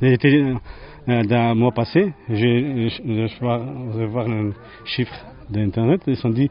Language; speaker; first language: French; non-native, learner; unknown